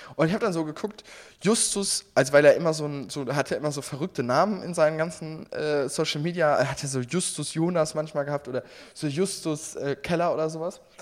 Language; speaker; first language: German; native; German